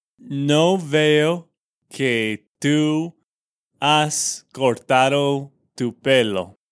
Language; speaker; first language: Spanish; non-native, fluent; English